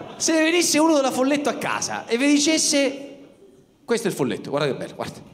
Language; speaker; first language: Italian; native; Italian